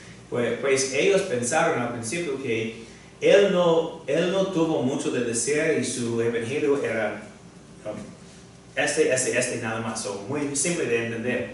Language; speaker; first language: Spanish; non-native, fluent; English